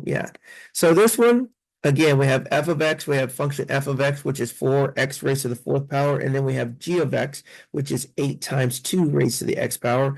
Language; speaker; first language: English; native; English